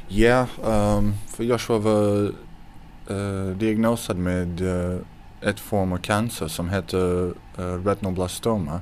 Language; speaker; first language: Swedish; non-native, fluent; English